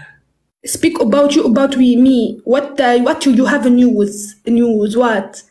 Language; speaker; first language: English; non-native, learner; Arabic